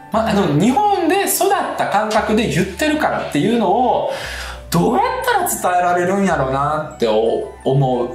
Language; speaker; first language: Japanese; early bilingual, other home language; Russian